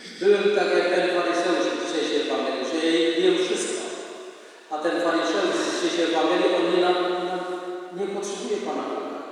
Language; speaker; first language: Polish; non-native, fluent; Indonesian